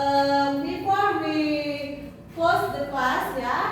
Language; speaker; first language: English; non-native, learner; Indonesian